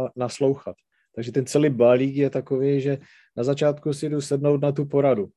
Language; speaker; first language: Czech; non-native, local second language; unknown